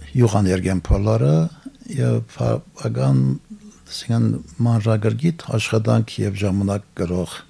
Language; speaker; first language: Armenian; early bilingual, heritage; Armenian